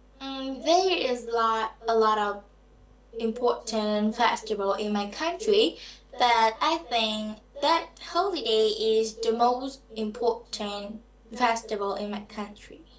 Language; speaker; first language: English; non-native, learner; Vietnamese